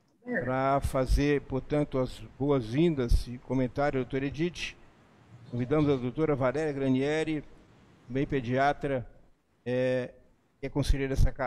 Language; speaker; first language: Portuguese; native; Portuguese